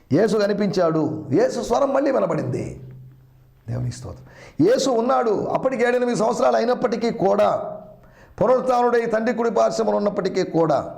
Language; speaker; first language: Telugu; non-native, local second language; Malayalam